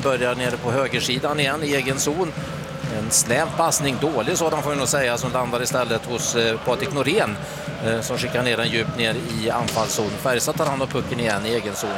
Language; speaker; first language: Swedish; native; Swedish